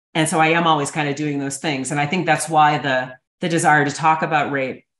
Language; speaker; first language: English; native; English